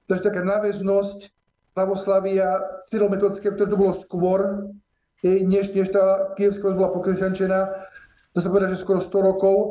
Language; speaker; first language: Slovak; native; Slovak